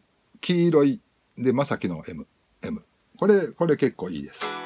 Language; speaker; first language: Japanese; native; Japanese